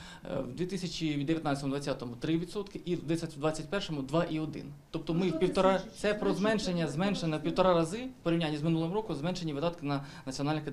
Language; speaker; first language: Ukrainian; native; Ukrainian